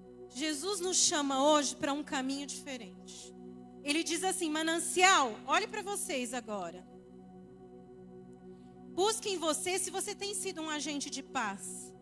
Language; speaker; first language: Portuguese; native; Portuguese